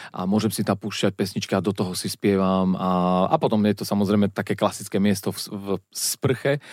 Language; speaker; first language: Slovak; native; Slovak